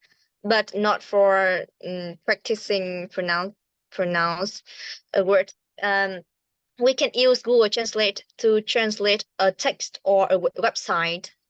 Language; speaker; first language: English; non-native, learner; Vietnamese